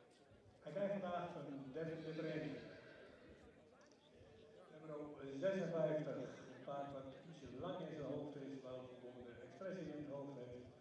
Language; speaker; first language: Dutch; native; Dutch